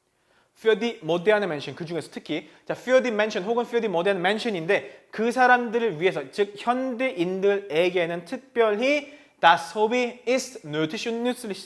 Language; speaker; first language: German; non-native, fluent; Korean